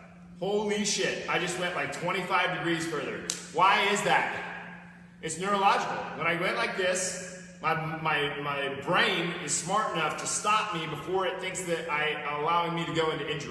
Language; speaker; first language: English; native; English